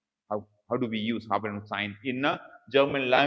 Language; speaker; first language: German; non-native, fluent; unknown